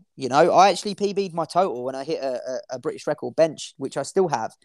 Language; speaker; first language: English; native; English